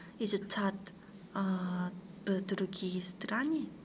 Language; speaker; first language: Russian; non-native, learner; Korean